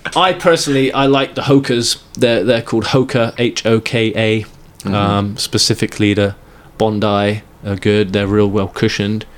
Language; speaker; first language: English; native; English